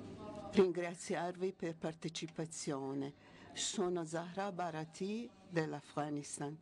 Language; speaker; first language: Italian; non-native, fluent; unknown